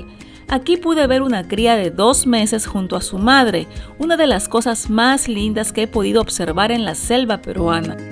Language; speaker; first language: Spanish; native; Spanish